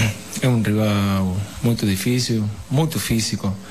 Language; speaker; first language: Portuguese; non-native, learner; Spanish